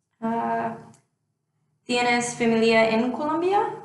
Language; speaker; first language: Spanish; non-native, learner; English